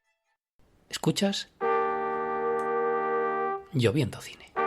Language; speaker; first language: Spanish; native; Spanish